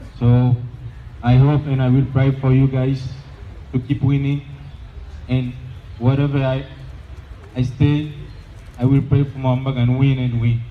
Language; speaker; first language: English; non-native, learner; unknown